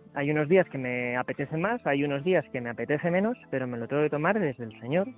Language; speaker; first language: Spanish; native; Spanish